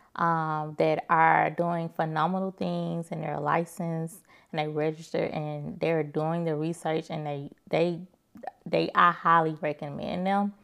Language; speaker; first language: English; native; English